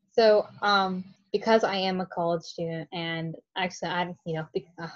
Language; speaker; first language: English; native; English